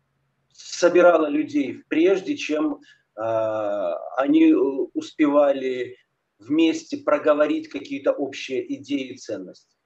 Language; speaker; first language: Russian; native; Russian